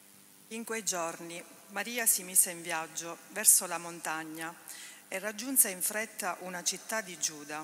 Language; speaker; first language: Italian; native; Italian